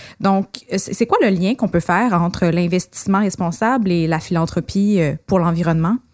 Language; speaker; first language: French; native; French